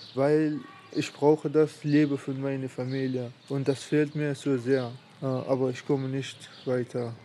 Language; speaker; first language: German; non-native, fluent; Persian